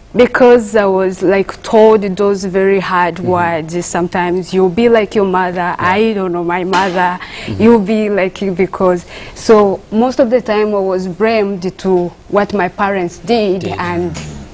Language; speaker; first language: English; non-native, local second language; Kinyarwanda